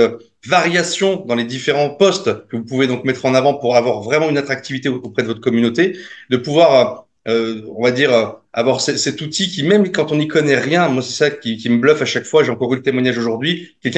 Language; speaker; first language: French; native; French